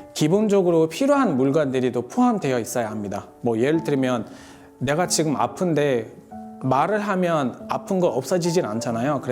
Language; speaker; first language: Korean; non-native, fluent; Arabic